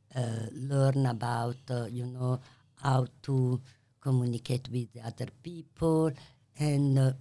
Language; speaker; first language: English; non-native, learner; Italian